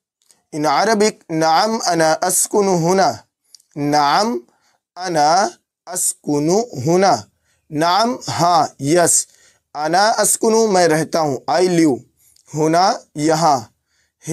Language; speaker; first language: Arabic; non-native, fluent; Urdu